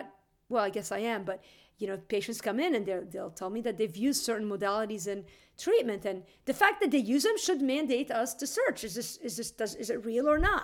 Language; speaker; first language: English; native; English